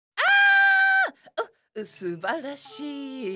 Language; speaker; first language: Japanese; non-native, learner; English